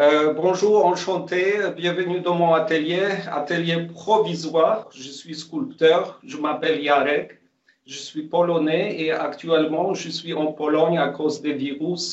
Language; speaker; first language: French; non-native, fluent; Polish